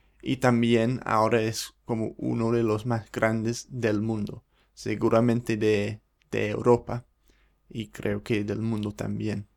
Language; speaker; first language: Spanish; non-native, fluent; English